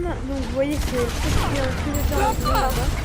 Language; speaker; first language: French; native; French